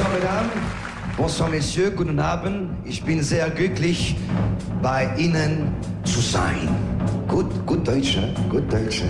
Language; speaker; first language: German; non-native, learner; French